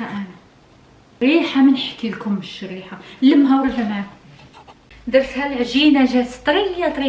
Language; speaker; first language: Arabic; native; Arabic